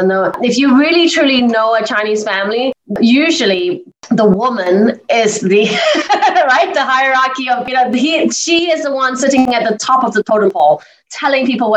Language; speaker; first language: English; native; English